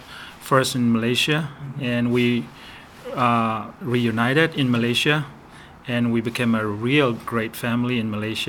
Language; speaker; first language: English; non-native, fluent; Burmese